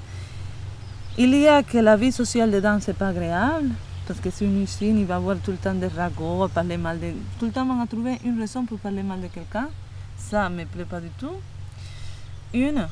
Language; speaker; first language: French; non-native, fluent; Spanish